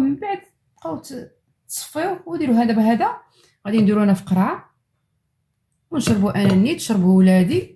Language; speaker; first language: Arabic; native; Arabic